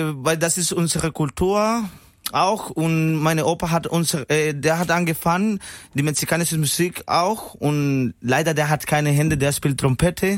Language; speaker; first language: German; non-native, learner; Spanish